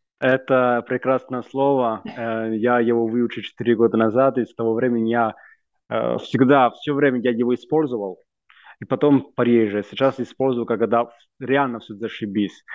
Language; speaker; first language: Russian; non-native, fluent; Italian